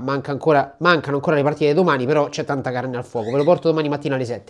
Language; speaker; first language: Italian; native; Italian